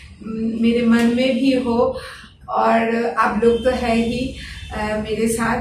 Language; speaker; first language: Hindi; non-native, local second language; Bangla